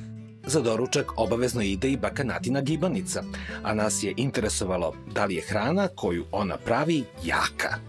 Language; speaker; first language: Serbian; native; Serbian